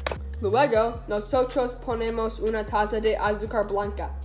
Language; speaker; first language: Spanish; non-native, learner; English